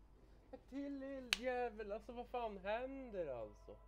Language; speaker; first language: Swedish; native; Swedish